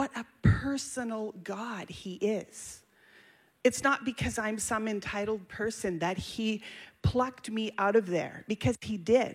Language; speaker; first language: English; native; English